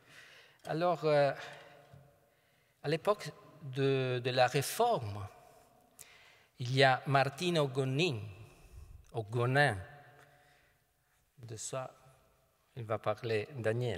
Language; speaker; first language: French; non-native, fluent; Italian